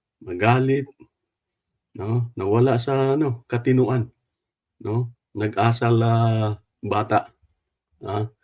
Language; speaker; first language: Filipino; non-native, local second language; Cebuano